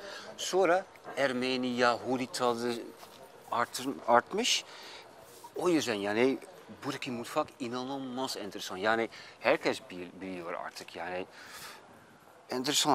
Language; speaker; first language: Turkish; non-native, fluent; Dutch